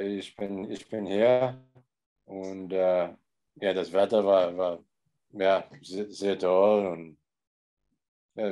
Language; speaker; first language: German; non-native, learner; English